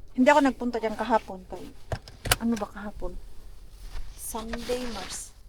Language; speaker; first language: Filipino; non-native, local second language; Cebuano